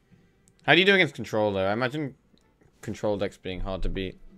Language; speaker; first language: English; native; English